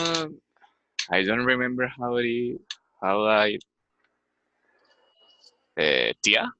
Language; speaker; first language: English; non-native, learner; Spanish